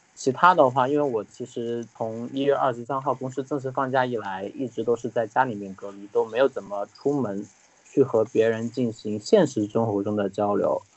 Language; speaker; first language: Chinese; native; Chinese